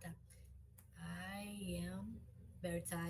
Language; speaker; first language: English; non-native, learner; Portuguese